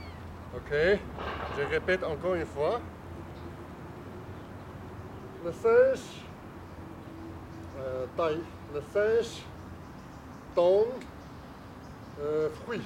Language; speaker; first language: French; non-native, fluent; Chinese